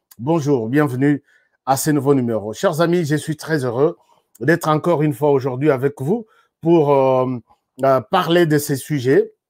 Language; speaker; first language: French; non-native, local second language; Lingala